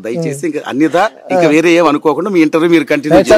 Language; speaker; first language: Telugu; native; Telugu